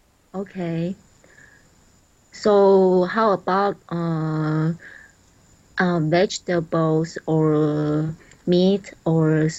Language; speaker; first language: English; non-native, learner; Chinese